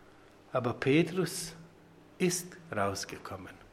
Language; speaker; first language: German; non-native, fluent; Croatian